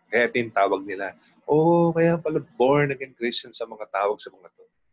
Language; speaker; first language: Filipino; native; Filipino